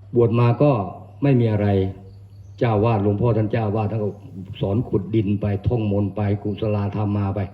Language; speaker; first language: Thai; non-native, local second language; Northern Khmer